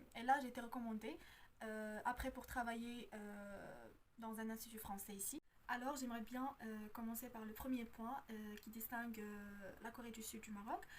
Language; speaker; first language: French; non-native, local second language; Arabic